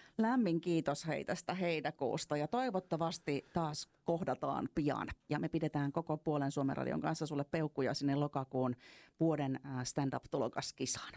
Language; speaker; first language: Finnish; native; Finnish